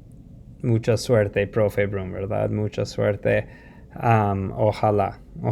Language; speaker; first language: Spanish; non-native, fluent; English